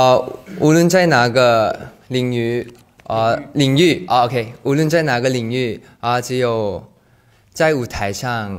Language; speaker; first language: Chinese; non-native, learner; Thai